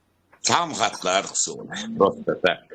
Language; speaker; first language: Russian; non-native, local second language; Chechen